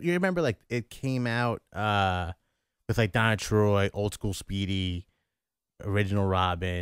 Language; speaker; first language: English; native; English